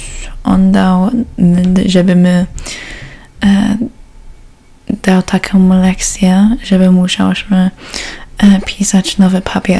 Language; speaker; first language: Polish; early bilingual, heritage; Polish